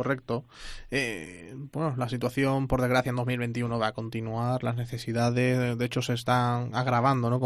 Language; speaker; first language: Spanish; native; Spanish